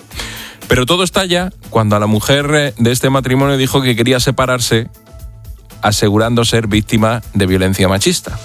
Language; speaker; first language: Spanish; native; Spanish